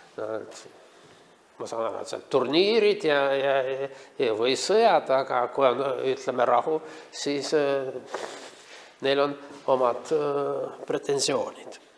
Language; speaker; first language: Estonian; non-native, local second language; Russian